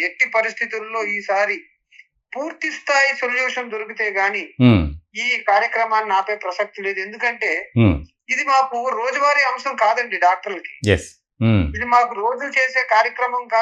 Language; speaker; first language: Telugu; native; Telugu